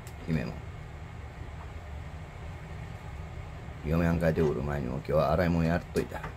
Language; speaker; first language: Japanese; native; Japanese